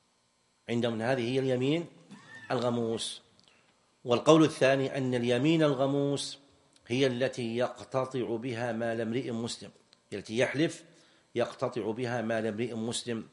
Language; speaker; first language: Arabic; native; Arabic